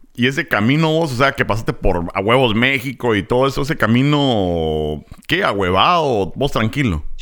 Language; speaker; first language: Spanish; native; Spanish